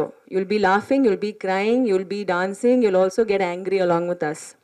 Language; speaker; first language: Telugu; non-native, fluent; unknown